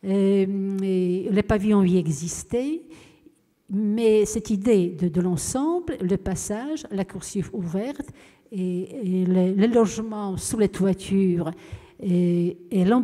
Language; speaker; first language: French; non-native, fluent; Polish